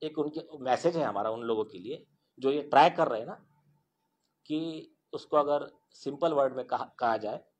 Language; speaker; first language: Hindi; non-native, local second language; Marathi